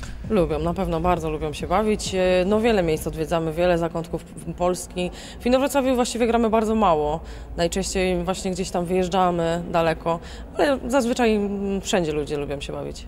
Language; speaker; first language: Polish; native; Polish